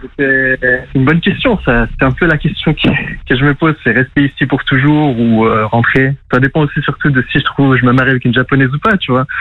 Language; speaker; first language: French; early bilingual, other home language; Arabic